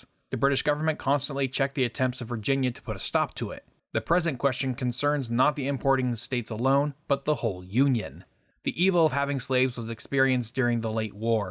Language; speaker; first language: English; native; English